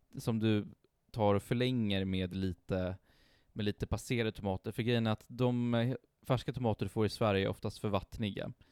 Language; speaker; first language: Swedish; non-native, fluent; Italian